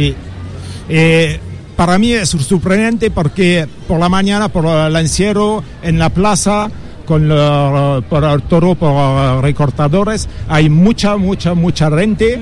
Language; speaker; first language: Spanish; non-native, learner; French